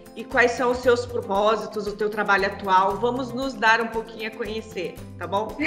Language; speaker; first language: Portuguese; native; Portuguese